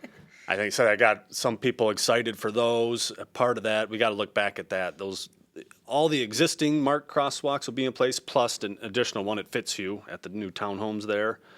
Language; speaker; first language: English; native; English